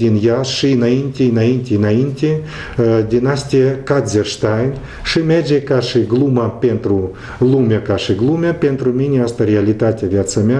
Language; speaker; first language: Romanian; non-native, local second language; Russian